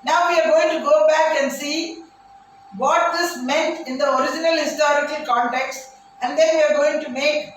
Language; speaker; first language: English; non-native, local second language; Tamil